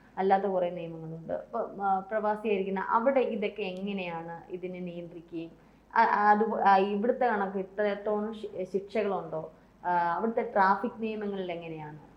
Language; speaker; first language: Malayalam; native; Malayalam